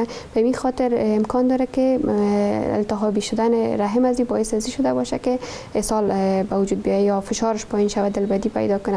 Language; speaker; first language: Persian; native; Persian